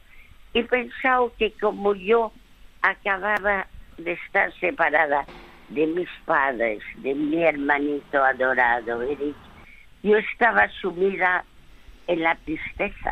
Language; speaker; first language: Spanish; early bilingual, other home language; French